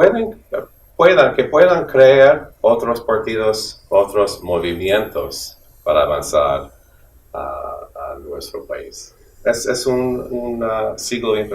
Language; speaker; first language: Spanish; non-native, fluent; English